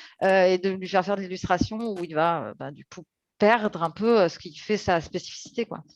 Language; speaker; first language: French; native; French